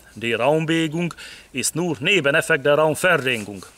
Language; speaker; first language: German; non-native, fluent; Hungarian